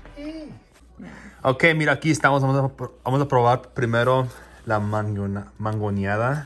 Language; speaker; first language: Spanish; early bilingual, heritage; Spanish